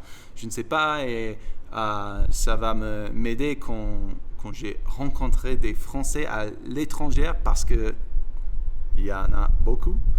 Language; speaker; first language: French; non-native, fluent; English